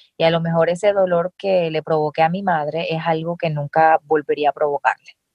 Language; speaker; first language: Spanish; native; Spanish